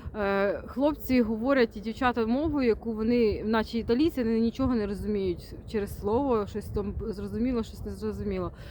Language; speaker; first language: Ukrainian; native; Ukrainian